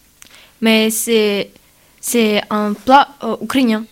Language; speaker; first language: French; non-native, learner; Ukrainian